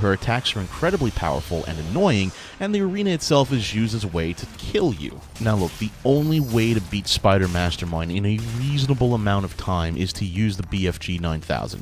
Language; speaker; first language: English; native; English